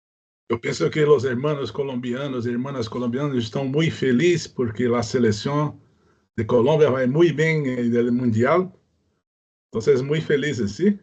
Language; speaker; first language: Spanish; non-native, learner; Portuguese